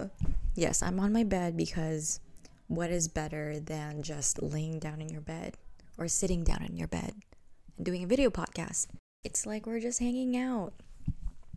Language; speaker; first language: English; early bilingual, other home language; Filipino